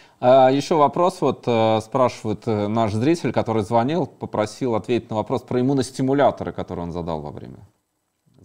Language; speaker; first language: Russian; native; Russian